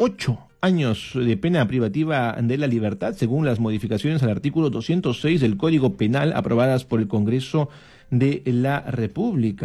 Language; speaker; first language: Spanish; native; Spanish